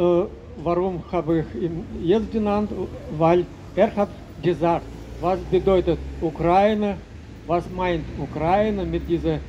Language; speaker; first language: German; non-native, learner; Russian